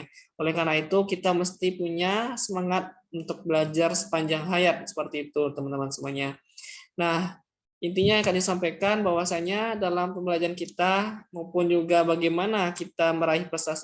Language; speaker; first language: Indonesian; non-native, local second language; Minangkabau